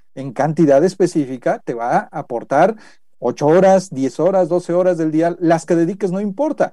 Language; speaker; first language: Spanish; native; Spanish